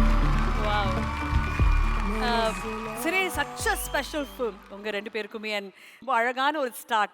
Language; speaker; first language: Tamil; native; Tamil